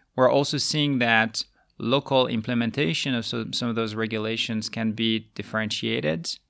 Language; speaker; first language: English; non-native, fluent; French